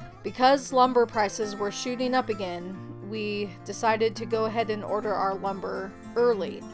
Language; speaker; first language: English; native; English